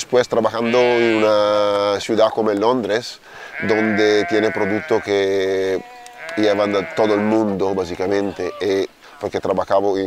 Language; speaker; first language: Spanish; non-native, learner; Italian